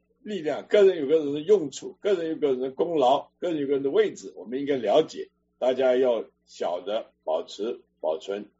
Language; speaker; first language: Chinese; native; Chinese